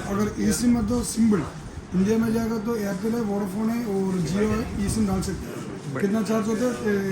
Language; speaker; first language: Hindi; non-native, local second language; Kannada